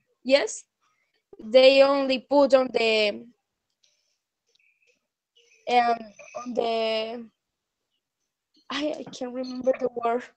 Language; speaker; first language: English; non-native, learner; Spanish